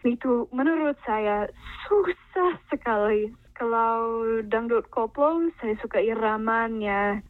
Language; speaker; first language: Indonesian; non-native, fluent; English